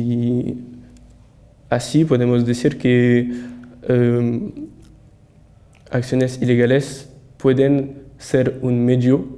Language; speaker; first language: Spanish; non-native, learner; French